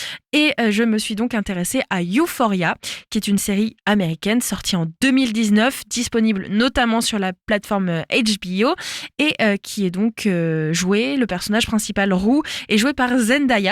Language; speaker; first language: French; native; French